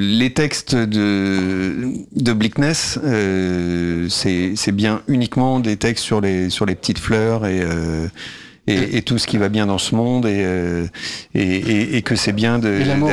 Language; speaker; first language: French; native; French